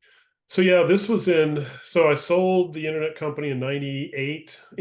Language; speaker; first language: English; native; English